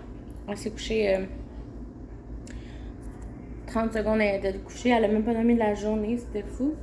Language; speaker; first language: French; native; French